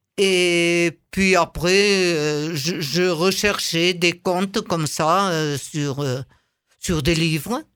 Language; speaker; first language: French; non-native, local second language; Occitan